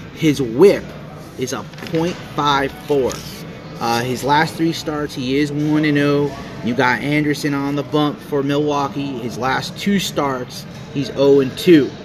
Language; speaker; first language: English; early bilingual, other home language; Italian